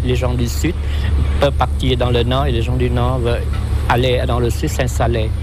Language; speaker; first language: French; non-native, local second language; Vietnamese